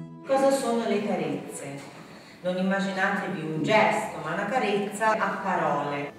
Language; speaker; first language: Italian; native; Italian